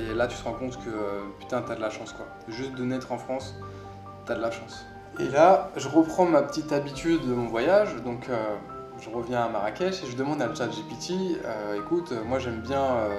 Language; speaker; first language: French; native; French